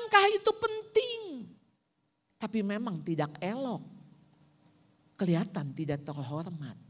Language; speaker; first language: Indonesian; native; Indonesian